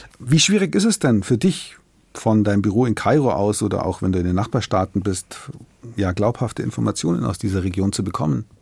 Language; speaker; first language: German; native; German